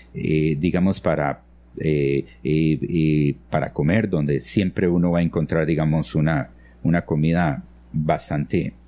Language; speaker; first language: Spanish; native; Spanish